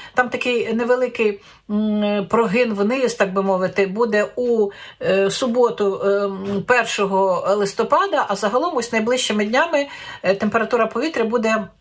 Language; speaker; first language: Ukrainian; native; Ukrainian